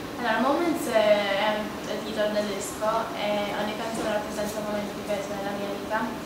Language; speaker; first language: Italian; non-native, fluent; Maltese